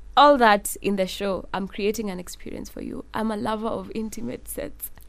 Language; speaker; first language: English; non-native, local second language; Swahili